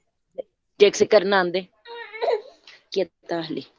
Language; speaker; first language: Spanish; native; Spanish